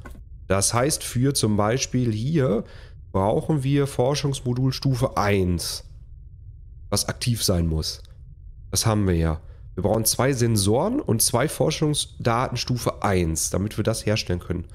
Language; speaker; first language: German; native; German